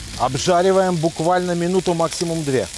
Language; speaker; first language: Russian; native; Russian